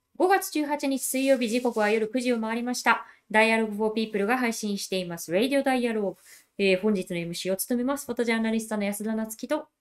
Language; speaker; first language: Japanese; native; Japanese